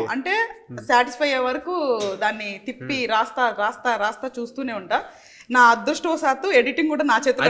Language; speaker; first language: Telugu; native; Telugu